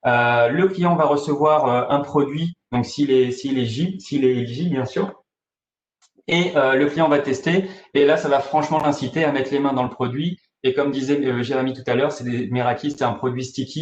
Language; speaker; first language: French; native; French